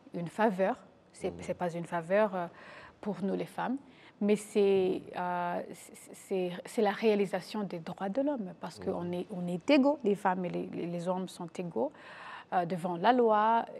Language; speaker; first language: French; non-native, local second language; Kinyarwanda